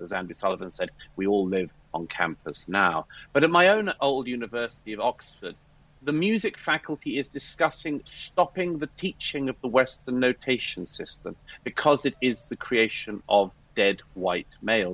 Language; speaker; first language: English; native; English